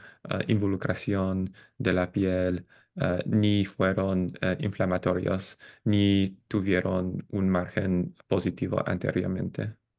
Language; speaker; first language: Spanish; non-native, fluent; English